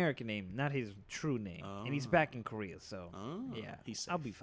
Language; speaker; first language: English; early bilingual, other home language; Spanish